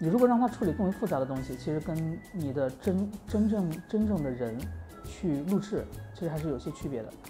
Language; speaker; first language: Chinese; native; Chinese